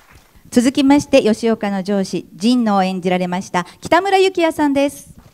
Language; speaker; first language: Japanese; native; Japanese